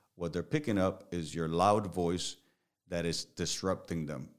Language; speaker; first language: English; early bilingual, other home language; Spanish